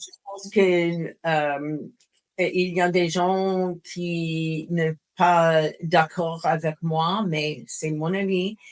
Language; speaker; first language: French; non-native, fluent; English